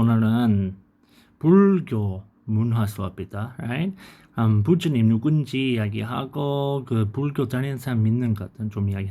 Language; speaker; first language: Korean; non-native, learner; English